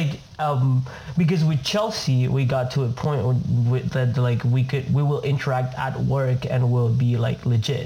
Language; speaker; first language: English; non-native, fluent; Spanish